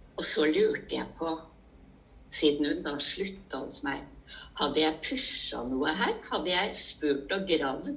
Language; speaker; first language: Norwegian; native; Norwegian